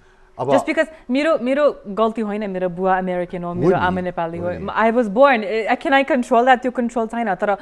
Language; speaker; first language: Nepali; early bilingual, heritage; English